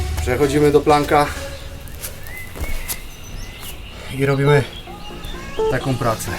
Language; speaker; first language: Polish; native; Polish